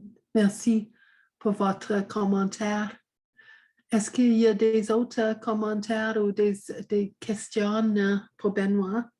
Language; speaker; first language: French; non-native, fluent; English